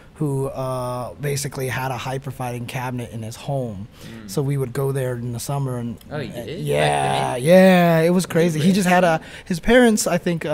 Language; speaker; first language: English; native; English